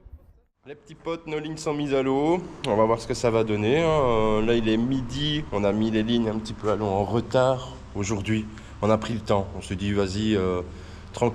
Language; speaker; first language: French; native; French